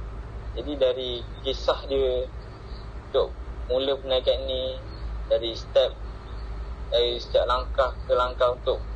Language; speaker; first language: Malay; native; Malay